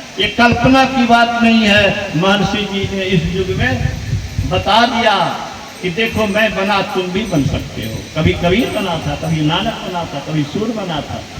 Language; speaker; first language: Hindi; native; Hindi